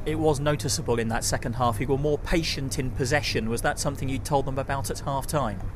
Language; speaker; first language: English; native; English